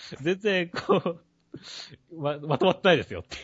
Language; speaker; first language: Japanese; native; Japanese